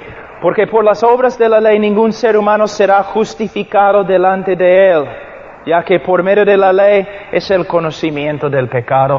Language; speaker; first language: Spanish; non-native, fluent; English